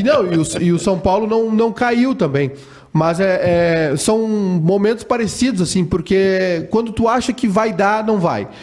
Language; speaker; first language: Portuguese; native; Portuguese